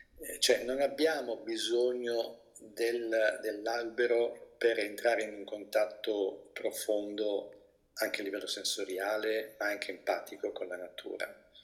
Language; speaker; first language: Italian; native; Italian